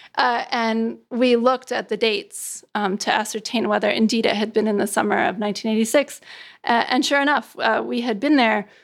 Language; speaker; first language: English; native; English